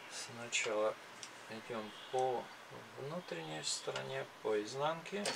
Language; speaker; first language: Russian; native; Russian